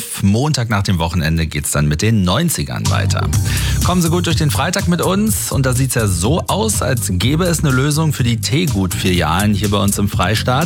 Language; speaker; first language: German; native; German